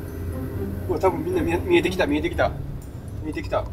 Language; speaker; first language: Japanese; native; Japanese